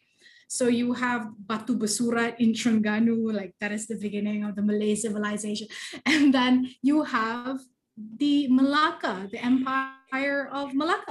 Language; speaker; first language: English; native; English